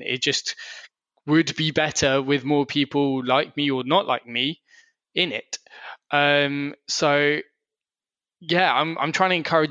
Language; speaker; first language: English; native; English